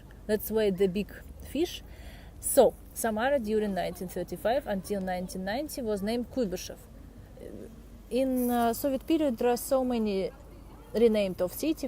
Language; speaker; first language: English; non-native, fluent; Russian